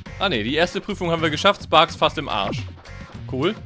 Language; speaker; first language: German; native; German